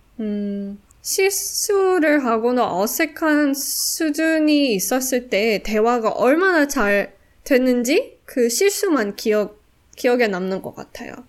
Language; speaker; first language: Korean; non-native, fluent; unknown